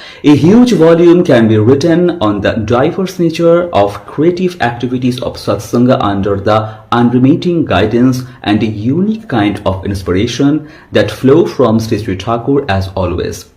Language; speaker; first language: English; non-native, local second language; Bangla